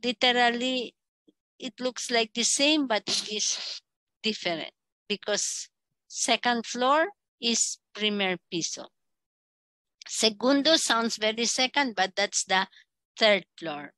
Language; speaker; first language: English; non-native, local second language; Filipino